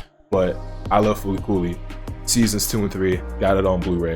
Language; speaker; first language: English; native; English